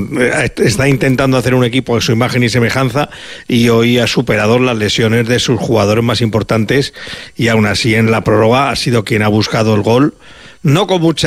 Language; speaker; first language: Spanish; native; Spanish